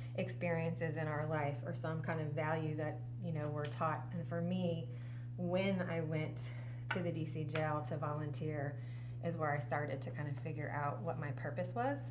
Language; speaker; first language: English; native; English